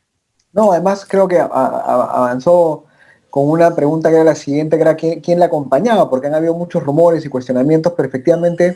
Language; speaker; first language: Spanish; native; Spanish